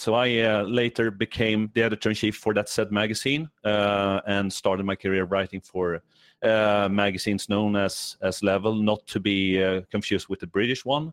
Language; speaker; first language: English; non-native, fluent; Swedish